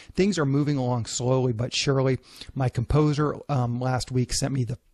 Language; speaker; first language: English; native; English